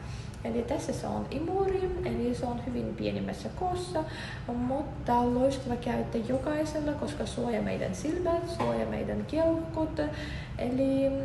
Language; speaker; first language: Finnish; non-native, fluent; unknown